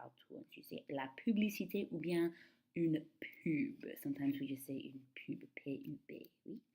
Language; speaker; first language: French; non-native, fluent; English